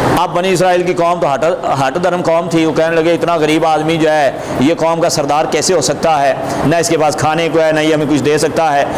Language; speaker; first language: Urdu; non-native, local second language; Punjabi